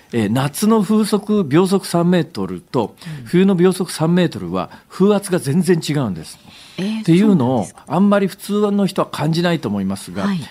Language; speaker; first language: Japanese; native; Japanese